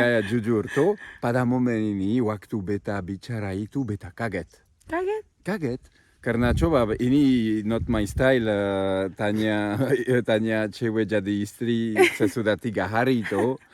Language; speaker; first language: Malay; non-native, fluent; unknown